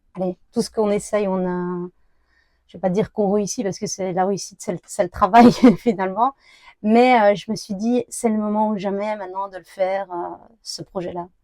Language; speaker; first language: French; early bilingual, other home language; Arabic